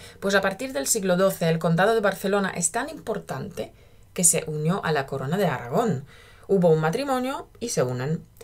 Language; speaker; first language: Spanish; native; Spanish